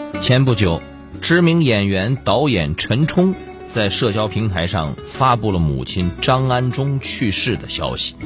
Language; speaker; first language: Chinese; native; Chinese